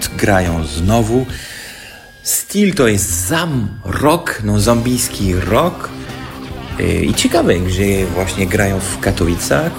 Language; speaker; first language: Polish; non-native, fluent; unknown